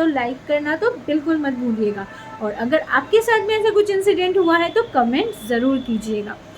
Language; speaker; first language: Hindi; non-native, local second language; Bangla